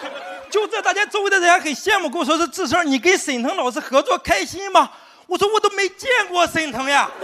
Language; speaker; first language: Chinese; native; Chinese